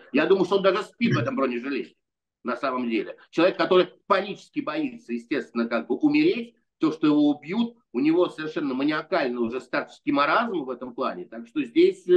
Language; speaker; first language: Russian; native; Russian